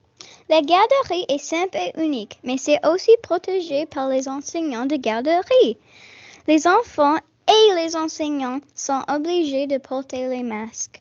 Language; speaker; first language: French; non-native, learner; English